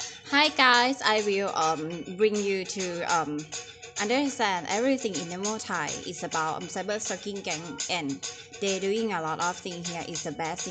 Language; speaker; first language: English; non-native, learner; Thai